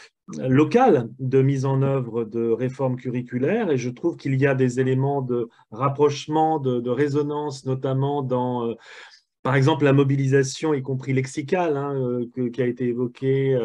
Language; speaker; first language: French; native; French